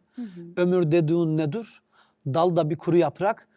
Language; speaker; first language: Turkish; native; Turkish